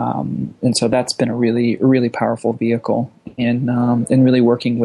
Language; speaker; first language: English; native; English